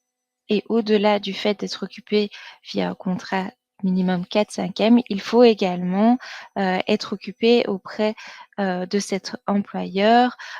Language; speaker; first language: French; native; French